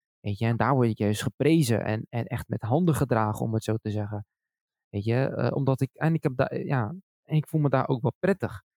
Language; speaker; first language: Dutch; early bilingual, other home language; Arabic